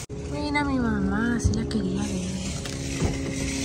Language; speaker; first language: Spanish; early bilingual, heritage; Spanish